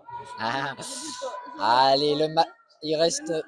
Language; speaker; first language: French; native; French